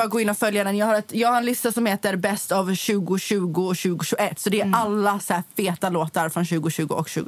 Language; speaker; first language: Swedish; native; Swedish